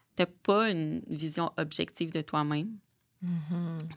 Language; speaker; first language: French; native; French